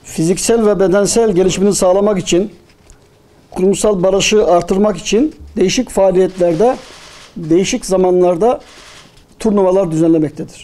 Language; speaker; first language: Turkish; native; Turkish